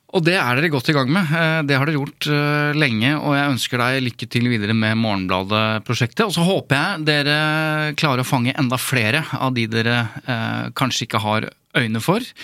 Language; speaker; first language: Norwegian; native; Norwegian